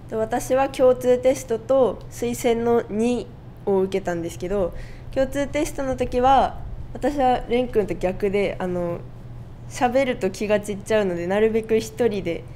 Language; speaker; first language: Japanese; native; Japanese